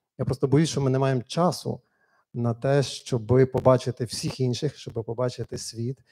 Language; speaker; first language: Ukrainian; native; Ukrainian